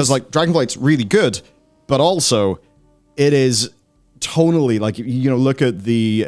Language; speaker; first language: English; native; English